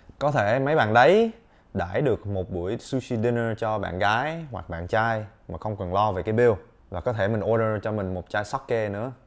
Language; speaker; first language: Vietnamese; early bilingual, heritage; Vietnamese